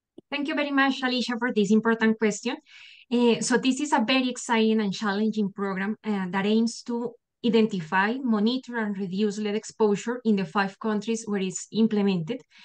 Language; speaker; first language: English; non-native, fluent; Spanish